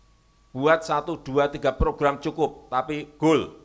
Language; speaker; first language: Indonesian; native; Indonesian